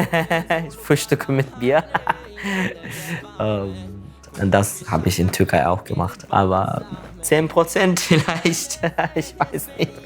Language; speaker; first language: German; non-native, learner; Turkish